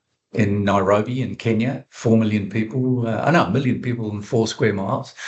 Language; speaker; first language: English; native; English